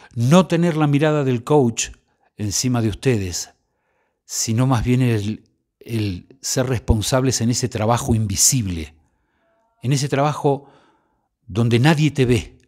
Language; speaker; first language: Spanish; native; Spanish